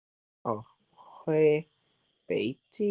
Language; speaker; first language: Chinese; non-native, learner; Indonesian